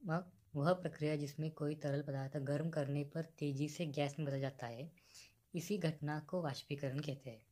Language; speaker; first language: Hindi; non-native, local second language; Marathi